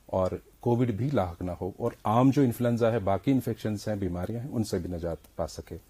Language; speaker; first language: Hindi; non-native, local second language; Kashmiri